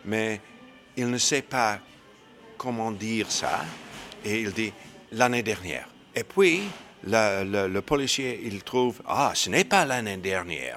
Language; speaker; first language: French; non-native, learner; English